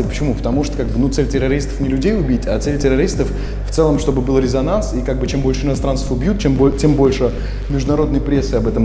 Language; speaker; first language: Russian; native; Russian